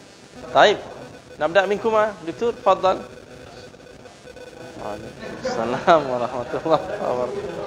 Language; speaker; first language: Arabic; non-native, fluent; Indonesian